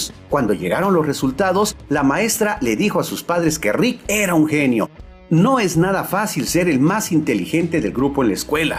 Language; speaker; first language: Spanish; native; Spanish